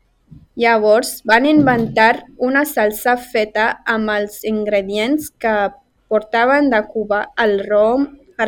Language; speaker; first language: Catalan; non-native, learner; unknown